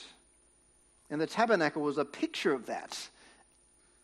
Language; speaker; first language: English; native; English